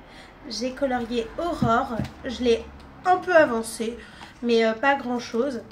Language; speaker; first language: French; native; French